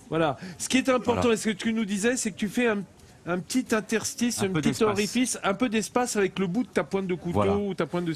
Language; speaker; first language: French; native; French